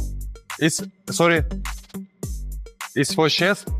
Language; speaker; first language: English; non-native, learner; Russian